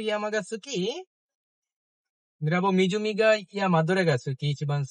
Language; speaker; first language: Japanese; non-native, learner; Bangla